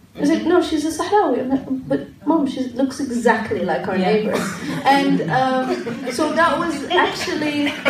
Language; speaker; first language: English; non-native, fluent; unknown